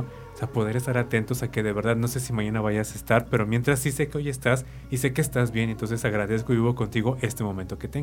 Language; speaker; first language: Spanish; native; Spanish